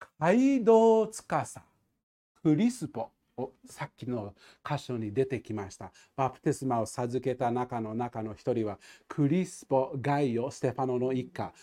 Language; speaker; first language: Japanese; non-native, fluent; English